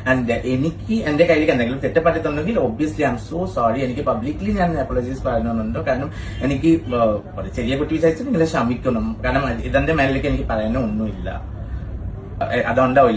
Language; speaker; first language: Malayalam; non-native, fluent; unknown